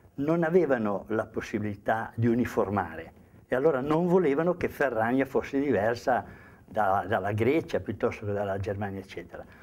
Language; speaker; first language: Italian; native; Italian